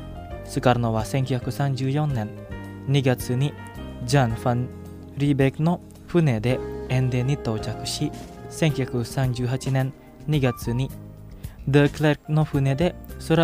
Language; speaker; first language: Japanese; non-native, fluent; Indonesian